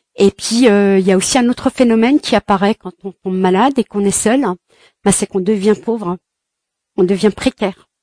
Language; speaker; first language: French; early bilingual, other home language; Kabyle